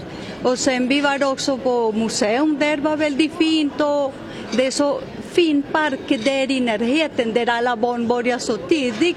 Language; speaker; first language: Swedish; non-native, learner; Spanish